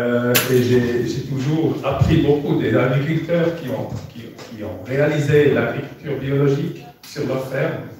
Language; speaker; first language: French; non-native, fluent; German